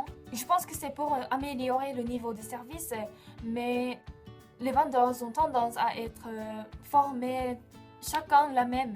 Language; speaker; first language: French; non-native, fluent; Japanese